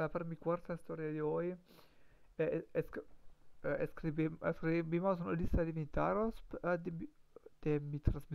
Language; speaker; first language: Spanish; non-native, learner; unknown